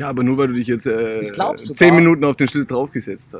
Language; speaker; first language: German; native; German